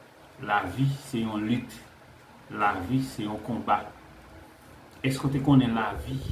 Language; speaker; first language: French; non-native, local second language; Haitian Creole